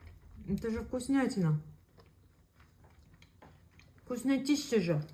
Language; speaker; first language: Russian; non-native, local second language; Kazakh